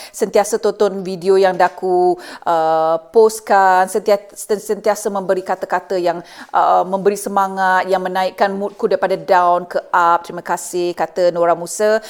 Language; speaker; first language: Malay; native; Malay